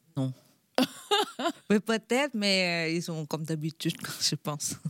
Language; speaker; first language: French; non-native, learner; Thai